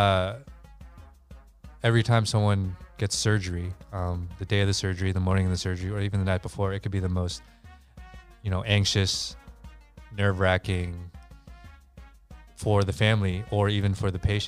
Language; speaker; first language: English; native; English